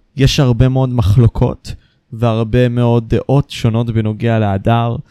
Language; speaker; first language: Hebrew; native; Hebrew